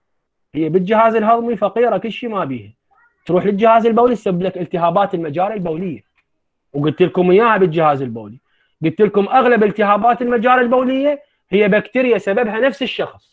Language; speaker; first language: Arabic; native; Arabic